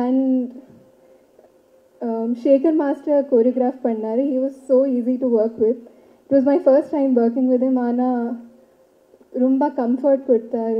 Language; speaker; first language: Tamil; non-native, learner; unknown